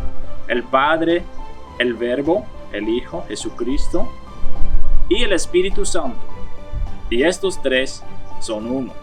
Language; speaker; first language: Spanish; non-native, fluent; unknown